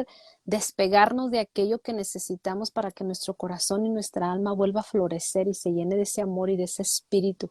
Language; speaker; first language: Spanish; native; Spanish